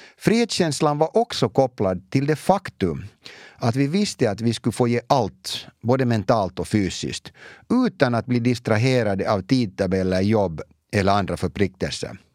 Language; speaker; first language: Swedish; native; Swedish